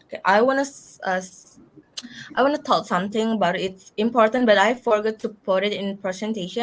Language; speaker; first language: English; non-native, learner; Indonesian